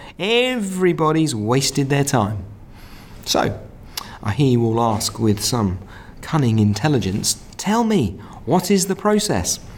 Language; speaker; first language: English; native; English